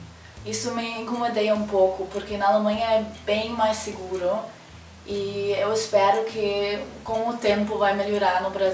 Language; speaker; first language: Portuguese; non-native, fluent; German